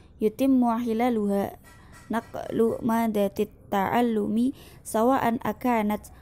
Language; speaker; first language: Arabic; non-native, learner; Indonesian